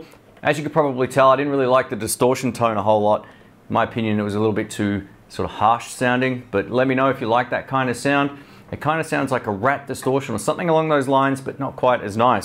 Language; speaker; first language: English; native; English